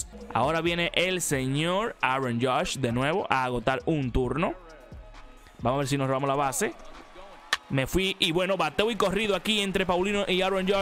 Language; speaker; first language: Spanish; native; Spanish